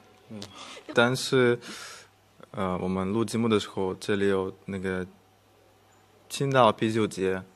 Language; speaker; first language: Chinese; non-native, fluent; Russian